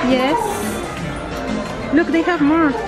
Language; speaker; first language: English; non-native, learner; Spanish